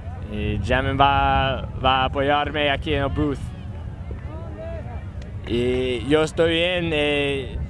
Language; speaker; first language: Spanish; non-native, learner; English